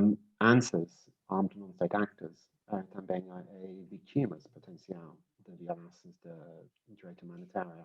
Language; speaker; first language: Portuguese; non-native, learner; English